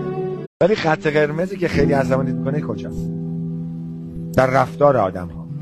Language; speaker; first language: Persian; native; Persian